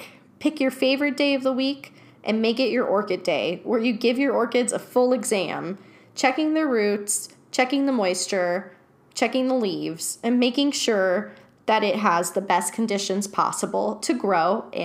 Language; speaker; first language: English; native; English